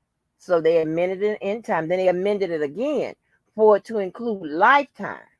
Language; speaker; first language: English; native; English